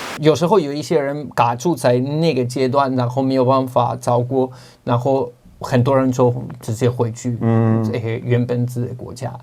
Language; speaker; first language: Chinese; non-native, fluent; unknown